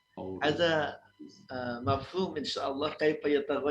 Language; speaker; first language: Arabic; non-native, fluent; Indonesian